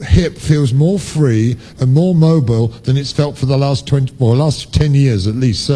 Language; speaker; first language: English; native; English